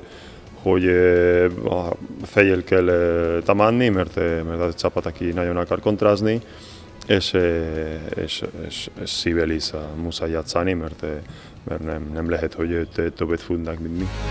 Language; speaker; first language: Hungarian; non-native, learner; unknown